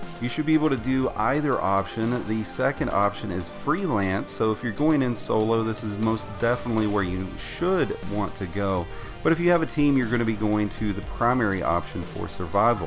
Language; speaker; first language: English; native; English